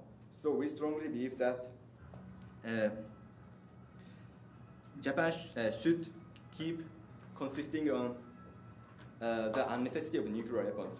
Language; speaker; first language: English; non-native, fluent; Japanese